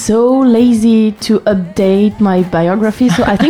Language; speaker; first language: English; non-native, fluent; French